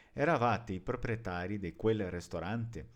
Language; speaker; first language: Italian; non-native, fluent; Portuguese